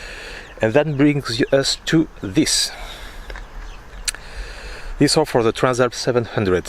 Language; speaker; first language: English; non-native, fluent; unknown